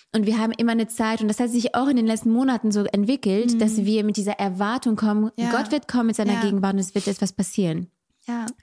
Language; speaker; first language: German; non-native, fluent; French